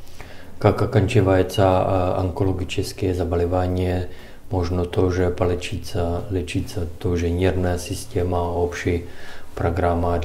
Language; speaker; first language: Russian; non-native, learner; Czech